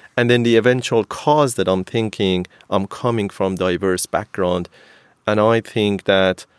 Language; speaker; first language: English; non-native, fluent; Persian